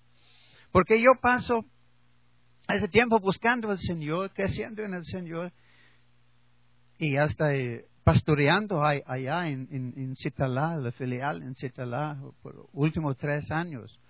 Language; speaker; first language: Spanish; non-native, learner; English